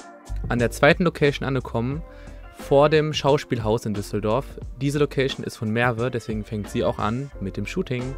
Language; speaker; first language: German; native; German